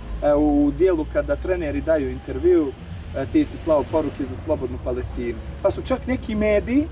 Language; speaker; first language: Serbian; native; Serbian